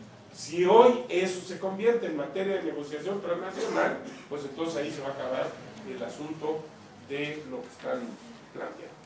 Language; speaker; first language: Spanish; native; Spanish